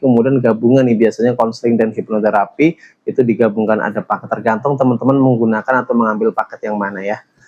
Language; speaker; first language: Indonesian; native; Indonesian